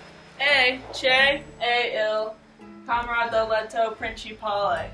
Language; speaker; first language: Italian; non-native, learner; English